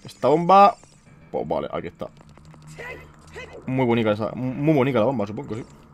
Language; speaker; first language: Spanish; native; Spanish